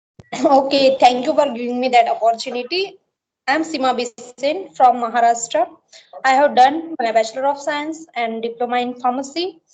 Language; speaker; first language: English; non-native, learner; Marathi